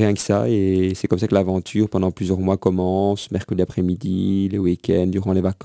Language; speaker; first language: French; native; French